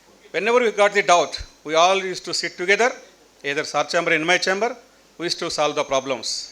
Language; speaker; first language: English; non-native, local second language; Telugu